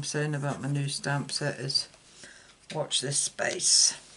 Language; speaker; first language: English; native; English